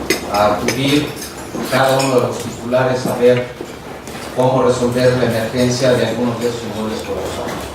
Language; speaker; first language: Spanish; native; Spanish